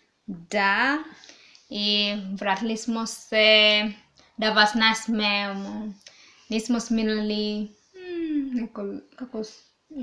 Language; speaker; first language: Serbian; non-native, learner; English